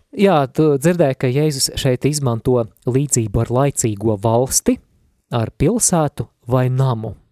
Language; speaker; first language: Latvian; native; Latvian